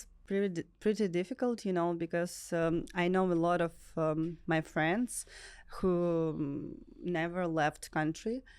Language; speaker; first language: English; non-native, learner; Ukrainian